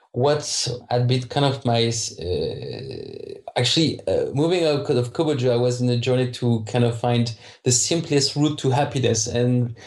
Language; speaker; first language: English; non-native, fluent; French